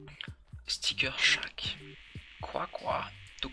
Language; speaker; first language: French; native; French